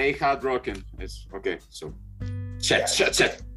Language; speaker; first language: English; non-native, learner; Spanish